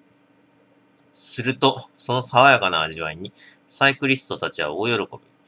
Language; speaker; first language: Japanese; native; Japanese